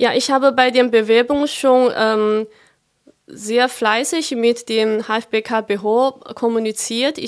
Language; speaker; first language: German; non-native, fluent; Chinese